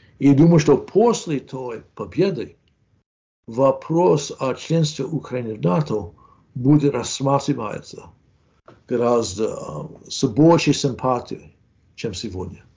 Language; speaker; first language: Russian; non-native, fluent; English